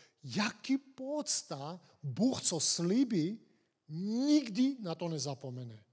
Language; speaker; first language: Czech; non-native, fluent; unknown